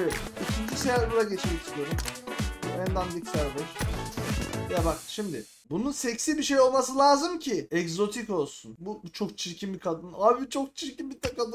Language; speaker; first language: Turkish; native; Turkish